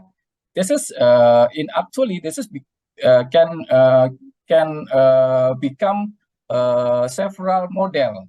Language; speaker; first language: English; non-native, learner; Indonesian